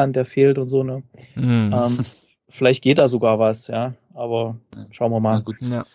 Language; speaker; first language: German; native; German